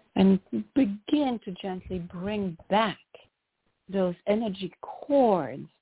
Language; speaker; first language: English; non-native, fluent; French